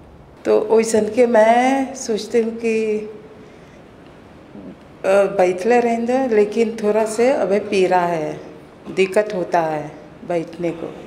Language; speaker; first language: Hindi; early bilingual, heritage; Caribbean Hindustani